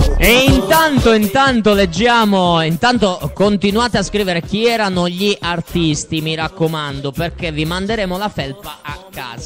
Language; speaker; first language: Italian; native; Italian